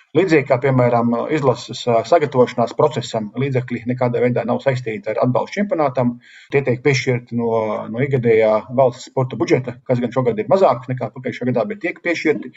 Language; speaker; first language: Latvian; native; Latvian